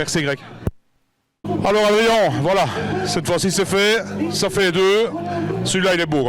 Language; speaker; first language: French; native; French